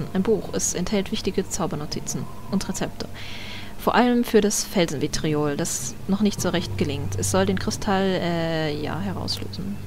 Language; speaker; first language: German; native; German